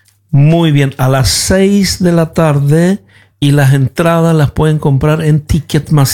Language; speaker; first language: Spanish; native; Spanish